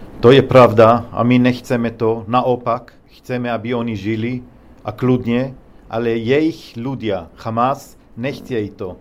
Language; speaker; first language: Czech; non-native, learner; Hebrew